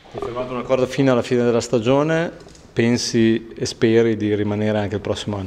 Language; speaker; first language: Italian; native; Italian